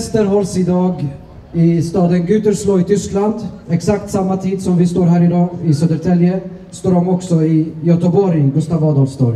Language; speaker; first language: Swedish; early bilingual, other home language; Assyrian Neo-Aramaic